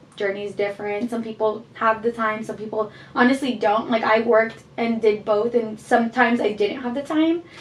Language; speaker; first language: English; early bilingual, heritage; Spanish